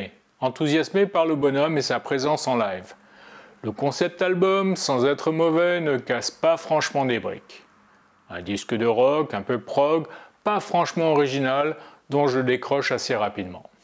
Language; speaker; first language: French; native; French